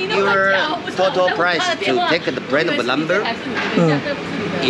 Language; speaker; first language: English; non-native, learner; Chinese